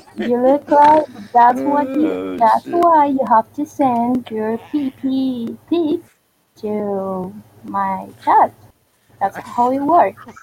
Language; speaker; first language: English; non-native, fluent; Spanish